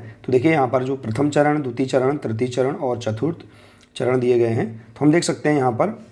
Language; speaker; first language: Hindi; native; Hindi